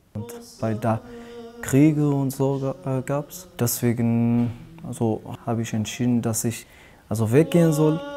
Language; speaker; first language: German; non-native, learner; Pashto